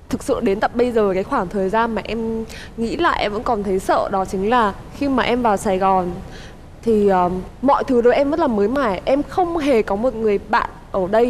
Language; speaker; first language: Vietnamese; native; Vietnamese